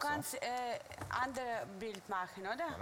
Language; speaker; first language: German; non-native, fluent; Russian